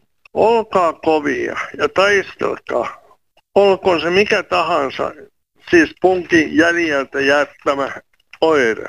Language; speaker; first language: Finnish; native; Finnish